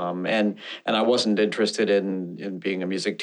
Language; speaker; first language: English; native; English